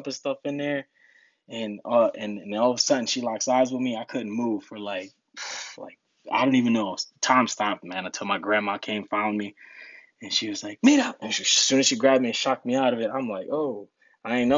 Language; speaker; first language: English; early bilingual, other home language; Spanish